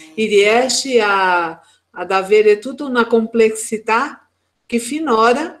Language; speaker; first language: Italian; non-native, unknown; Portuguese